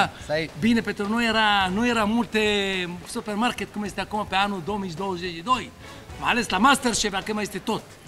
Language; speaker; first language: Romanian; non-native, learner; Arabic